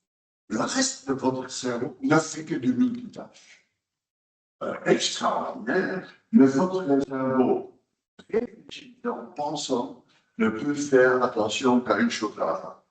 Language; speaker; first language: French; non-native, local second language; Dutch